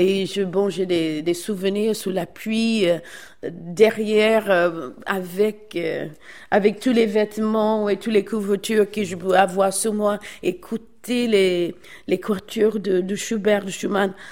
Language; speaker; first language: French; non-native, fluent; English